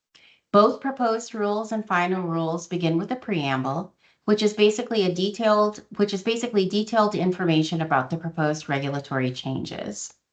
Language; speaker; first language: English; native; English